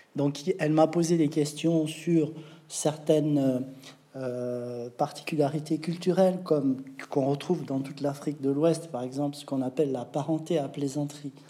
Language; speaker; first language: French; native; French